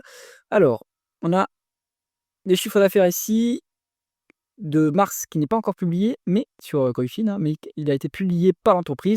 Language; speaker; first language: French; native; French